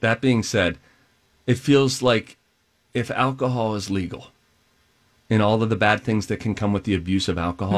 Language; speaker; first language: English; native; English